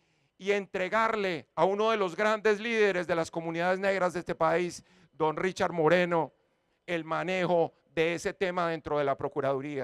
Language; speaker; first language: Spanish; native; Spanish